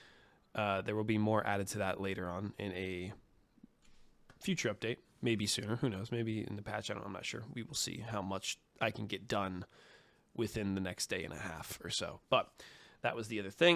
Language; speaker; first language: English; native; English